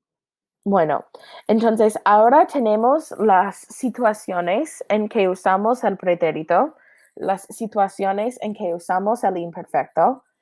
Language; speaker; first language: Spanish; non-native, fluent; English